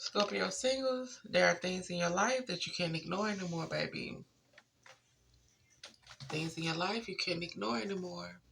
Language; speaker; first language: English; native; English